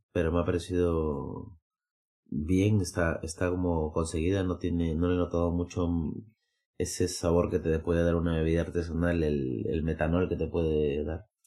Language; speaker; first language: Spanish; native; Spanish